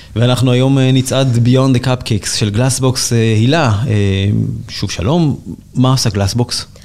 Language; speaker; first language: Hebrew; native; Hebrew